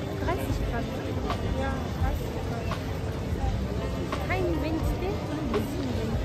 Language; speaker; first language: German; non-native, learner; Mongolian